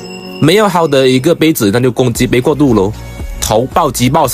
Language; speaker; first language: Chinese; native; Chinese